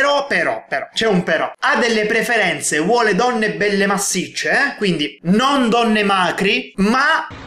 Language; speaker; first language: Italian; native; Italian